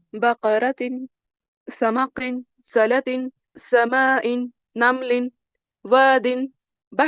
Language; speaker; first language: Arabic; non-native, learner; Urdu